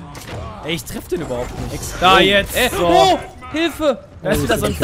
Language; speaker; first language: German; native; German